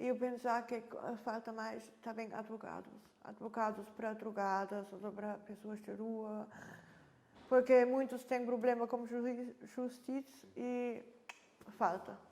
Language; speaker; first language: Portuguese; non-native, learner; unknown